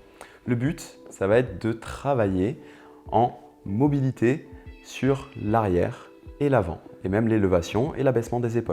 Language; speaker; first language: French; native; French